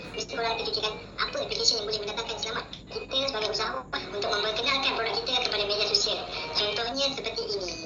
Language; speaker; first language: Malay; native; Malay